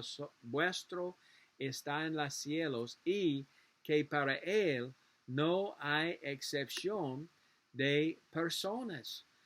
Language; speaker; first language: Spanish; non-native, learner; English